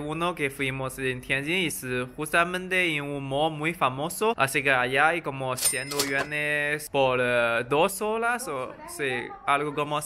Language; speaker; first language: Spanish; non-native, learner; Chinese